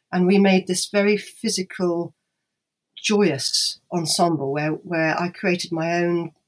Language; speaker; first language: English; native; English